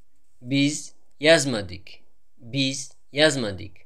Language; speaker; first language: Turkish; non-native, fluent; Tajik